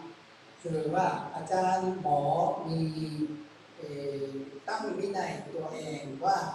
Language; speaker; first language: Thai; non-native, local second language; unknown